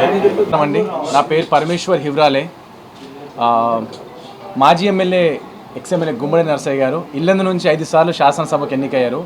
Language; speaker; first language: Telugu; native; Telugu